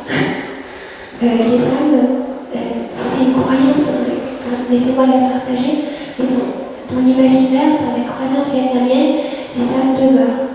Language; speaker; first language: French; early bilingual, other home language; Vietnamese